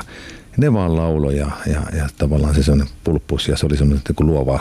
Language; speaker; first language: Finnish; native; Finnish